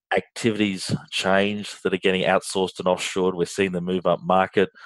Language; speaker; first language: English; native; English